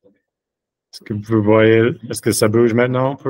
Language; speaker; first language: French; non-native, fluent; English